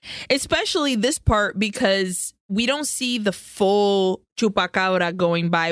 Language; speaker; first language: English; early bilingual, other home language; Spanish